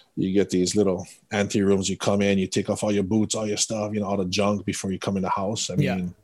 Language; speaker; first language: English; native; English